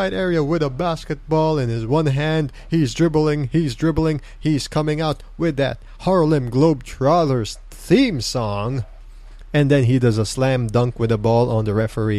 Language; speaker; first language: English; non-native, local second language; Filipino